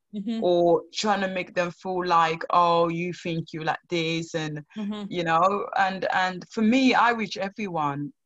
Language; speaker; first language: English; non-native, local second language; Krio